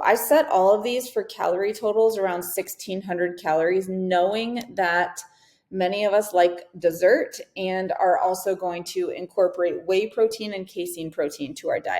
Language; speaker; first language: English; native; English